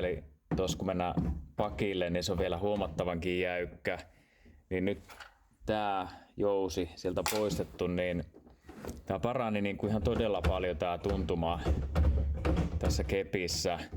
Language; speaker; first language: Finnish; native; Finnish